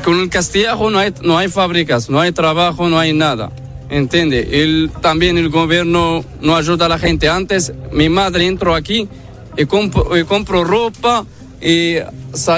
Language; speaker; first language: Spanish; non-native, learner; Arabic